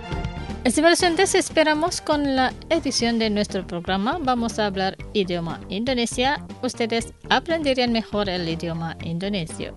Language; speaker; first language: Spanish; non-native, learner; Indonesian